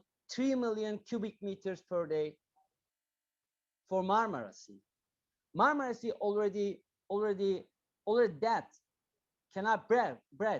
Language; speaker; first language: English; non-native, learner; Turkish